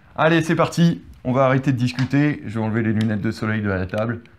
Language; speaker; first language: French; native; French